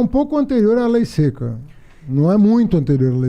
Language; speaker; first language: Portuguese; native; Portuguese